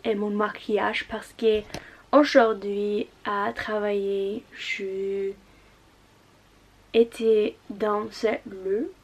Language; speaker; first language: French; non-native, learner; Russian